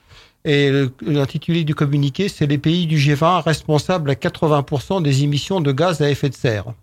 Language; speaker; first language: French; native; French